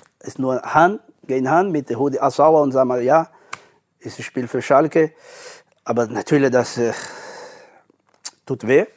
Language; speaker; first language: German; non-native, learner; Portuguese